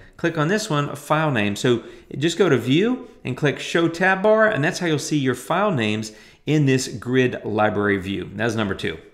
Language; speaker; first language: English; native; English